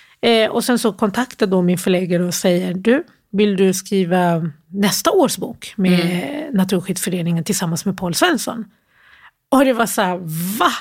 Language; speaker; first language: Swedish; early bilingual, other home language; Arabic